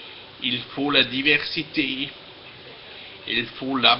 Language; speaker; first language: French; non-native, fluent; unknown